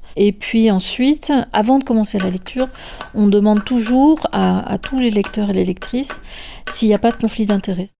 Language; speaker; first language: French; native; French